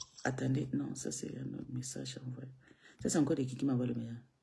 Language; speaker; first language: French; native; French